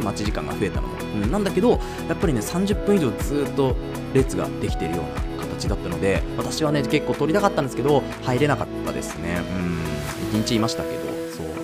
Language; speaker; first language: Japanese; native; Japanese